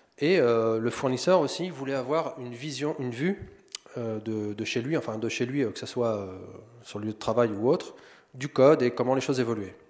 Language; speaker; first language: French; native; French